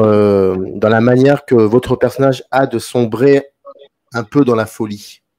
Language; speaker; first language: French; native; French